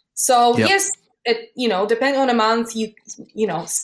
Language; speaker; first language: English; non-native, fluent; Polish